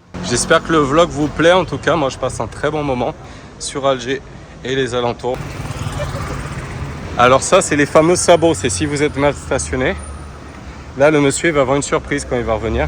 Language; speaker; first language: French; native; French